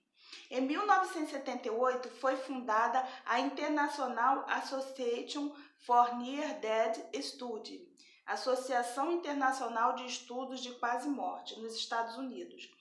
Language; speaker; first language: Portuguese; native; Portuguese